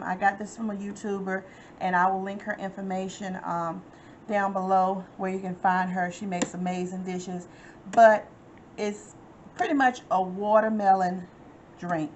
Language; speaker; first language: English; native; English